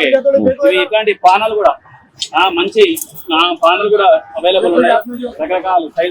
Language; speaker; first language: Telugu; native; Telugu